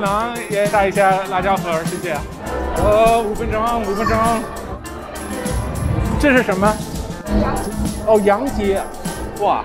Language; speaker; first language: Chinese; non-native, fluent; English